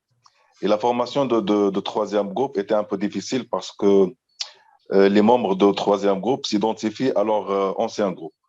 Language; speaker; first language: French; non-native, local second language; Arabic